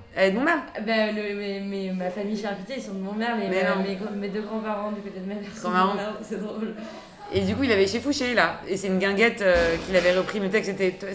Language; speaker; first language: French; native; French